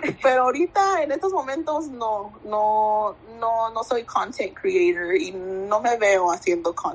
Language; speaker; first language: Spanish; early bilingual, other home language; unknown